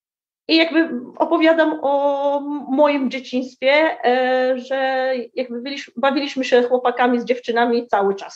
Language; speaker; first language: Polish; early bilingual, heritage; Arabic